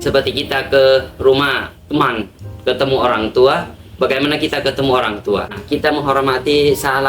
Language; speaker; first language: Indonesian; non-native, learner; Thai